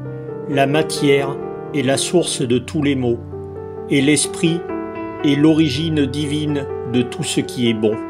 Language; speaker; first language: French; native; French